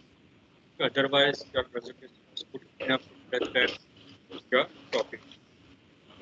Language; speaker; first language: English; non-native, local second language; Gujarati